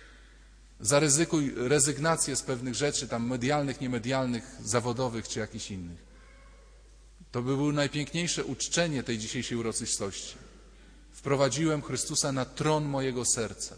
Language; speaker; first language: Polish; native; Polish